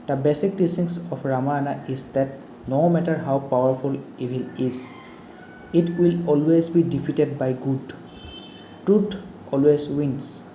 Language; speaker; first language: English; non-native, local second language; Assamese